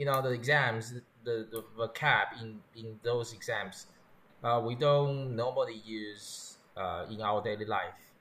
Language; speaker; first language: English; non-native, learner; Chinese